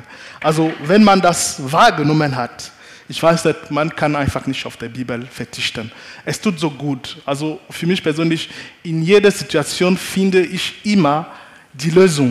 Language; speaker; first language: German; non-native, fluent; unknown